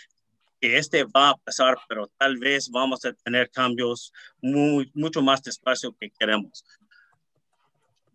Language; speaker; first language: Spanish; early bilingual, heritage; Spanish